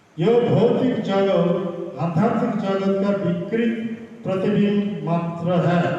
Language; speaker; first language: Hindi; native; Hindi